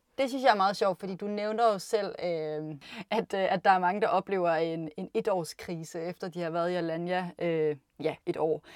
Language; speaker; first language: Danish; native; Danish